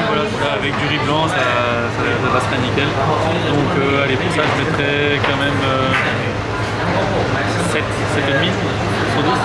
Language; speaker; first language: French; native; French